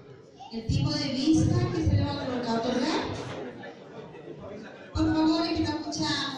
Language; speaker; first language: Spanish; native; Spanish